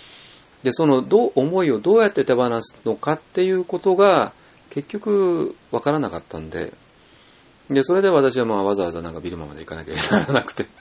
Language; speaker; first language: Japanese; native; Japanese